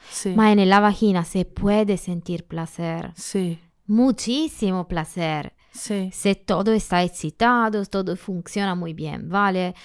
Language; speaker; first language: Spanish; non-native, learner; Italian